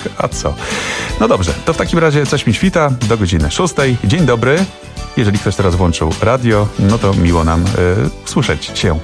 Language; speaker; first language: Polish; native; Polish